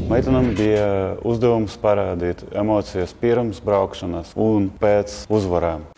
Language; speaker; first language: Latvian; non-native, local second language; Russian